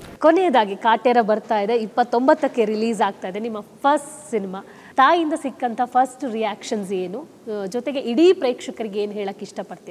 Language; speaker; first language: Kannada; native; Kannada